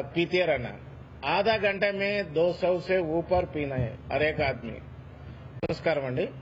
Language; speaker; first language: Hindi; non-native, local second language; Telugu